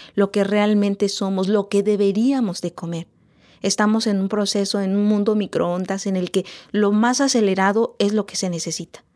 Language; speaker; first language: Spanish; non-native, local second language; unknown